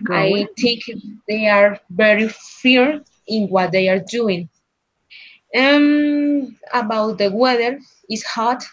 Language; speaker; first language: English; non-native, learner; Spanish